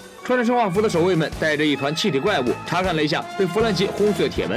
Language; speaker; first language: Chinese; native; Chinese